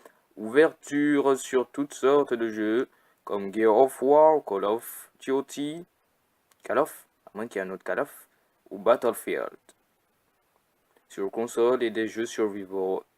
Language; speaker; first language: French; native; French